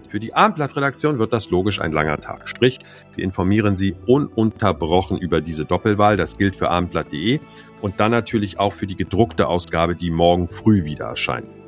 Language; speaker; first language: German; native; German